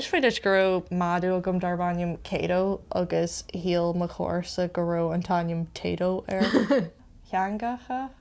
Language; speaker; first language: Irish; non-native, local second language; English